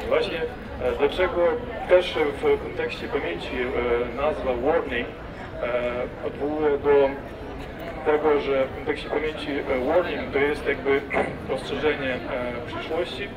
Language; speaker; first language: Polish; non-native, fluent; Ukrainian